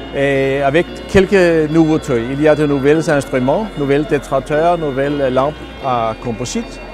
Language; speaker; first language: French; non-native, learner; Danish